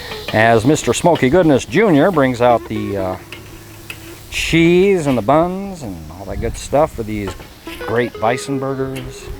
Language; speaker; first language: English; native; English